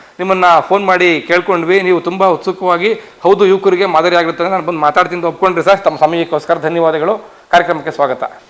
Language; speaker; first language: Kannada; native; Kannada